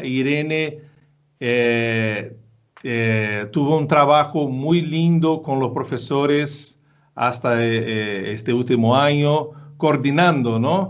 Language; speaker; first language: Spanish; non-native, fluent; Portuguese